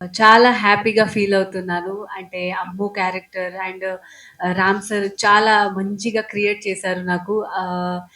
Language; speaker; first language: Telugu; non-native, fluent; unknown